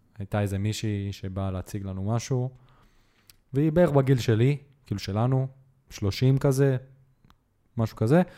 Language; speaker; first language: Hebrew; native; Hebrew